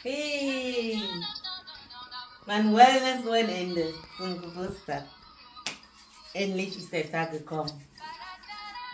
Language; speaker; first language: German; non-native, learner; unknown